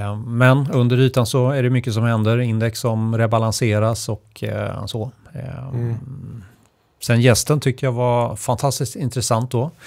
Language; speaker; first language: Swedish; native; Swedish